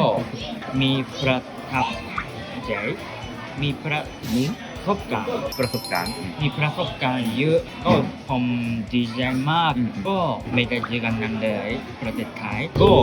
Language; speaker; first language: Thai; non-native, learner; Japanese